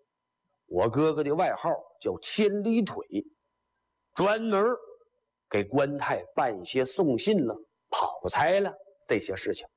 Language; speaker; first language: Chinese; native; Chinese